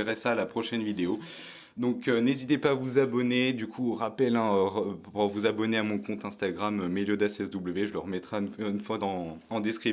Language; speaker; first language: French; native; French